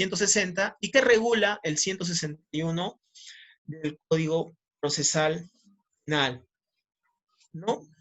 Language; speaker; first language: Spanish; native; Spanish